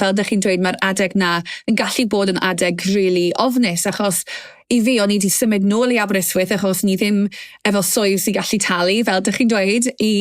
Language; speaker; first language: Welsh; native; Welsh